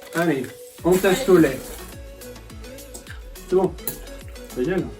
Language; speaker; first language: French; native; French